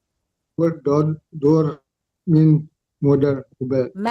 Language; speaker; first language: Dutch; non-native, learner; Indonesian